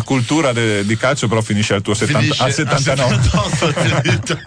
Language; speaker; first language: Italian; native; Italian